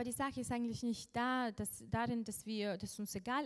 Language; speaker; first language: German; non-native, fluent; Russian